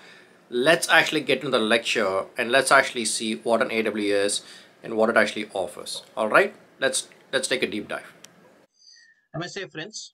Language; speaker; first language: English; non-native, local second language; Tamil